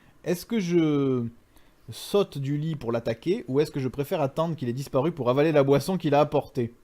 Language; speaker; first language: French; native; French